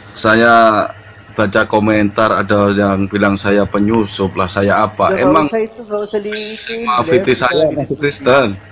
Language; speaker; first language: Indonesian; native; Indonesian